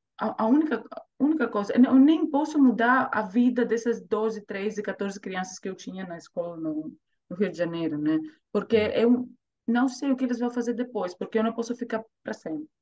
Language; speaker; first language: Portuguese; non-native, fluent; Greek